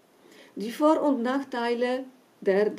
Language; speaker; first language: German; non-native, fluent; Polish